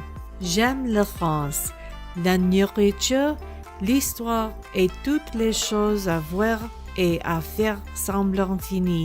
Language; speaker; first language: French; non-native, learner; English